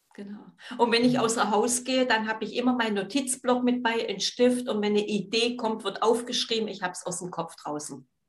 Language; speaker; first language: German; native; German